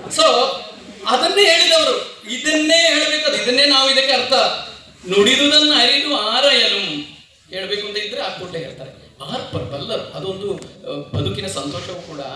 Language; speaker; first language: Kannada; non-native, local second language; Malayalam